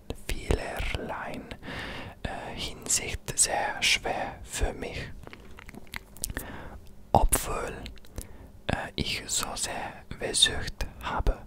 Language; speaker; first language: German; non-native, learner; English